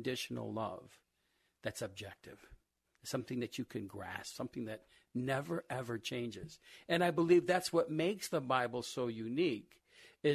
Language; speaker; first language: English; native; English